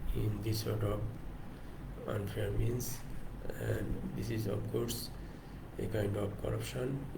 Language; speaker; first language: English; non-native, local second language; Bangla